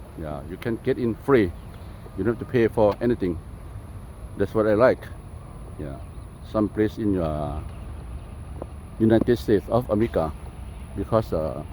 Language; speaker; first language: English; non-native, learner; Lao